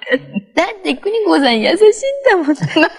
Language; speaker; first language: Japanese; native; Japanese